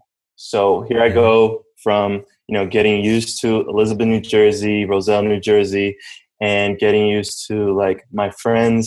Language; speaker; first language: English; early bilingual, other home language; Spanish